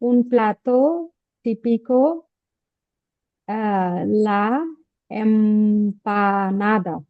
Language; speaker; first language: Spanish; non-native, learner; Bangla